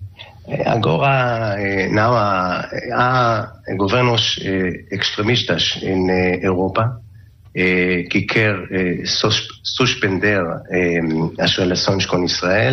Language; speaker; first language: Portuguese; non-native, learner; Hebrew